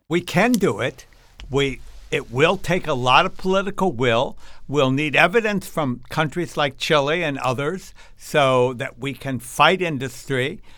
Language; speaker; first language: English; native; English